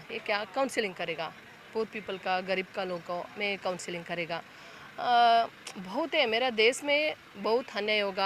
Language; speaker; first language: Hindi; non-native, local second language; Kannada